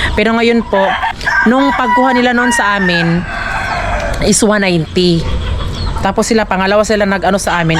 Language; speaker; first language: Filipino; non-native, local second language; Cebuano